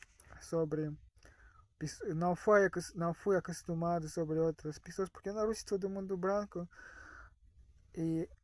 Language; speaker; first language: Portuguese; non-native, fluent; Russian